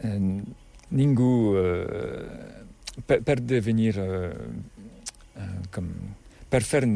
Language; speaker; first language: Catalan; non-native, learner; French